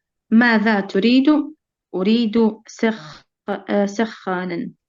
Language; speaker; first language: Arabic; non-native, learner; Bosnian